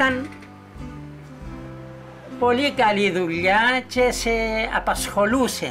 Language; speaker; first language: Greek; native; Greek